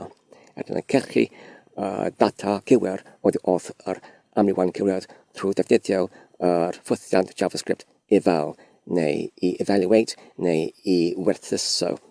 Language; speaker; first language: Welsh; non-native, learner; Polish